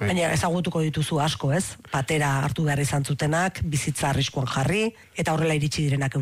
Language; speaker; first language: Basque; native; Basque